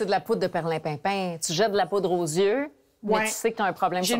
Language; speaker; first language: French; native; French